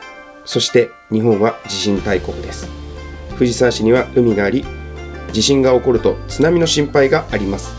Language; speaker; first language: Japanese; native; Japanese